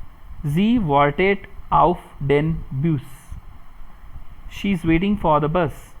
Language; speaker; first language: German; non-native, fluent; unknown